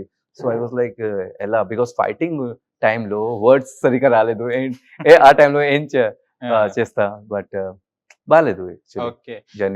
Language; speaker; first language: Telugu; non-native, local second language; Hindi